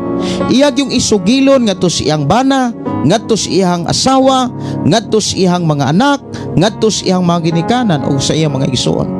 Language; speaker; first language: Cebuano; native; Cebuano